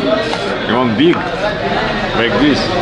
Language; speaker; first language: English; non-native, learner; Russian